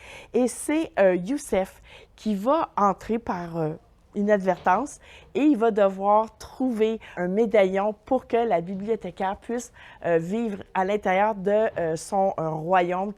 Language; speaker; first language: French; native; French